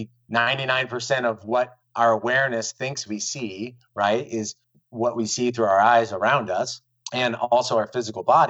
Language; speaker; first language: English; native; English